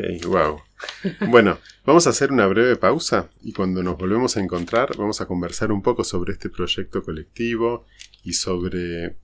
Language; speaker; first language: Spanish; native; Spanish